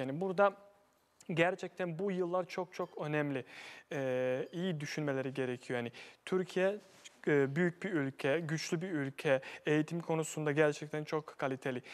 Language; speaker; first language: Turkish; non-native, fluent; Bosnian